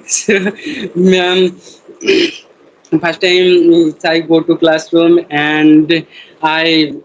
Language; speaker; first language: English; non-native, learner; Bangla